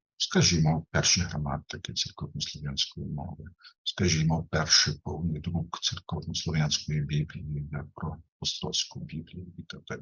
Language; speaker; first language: Ukrainian; non-native, fluent; German